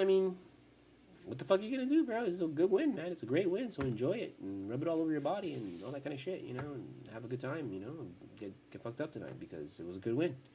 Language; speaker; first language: English; early bilingual, other home language; Spanish